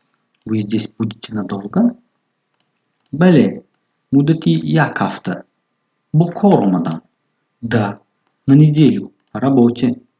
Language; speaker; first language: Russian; non-native, local second language; Tajik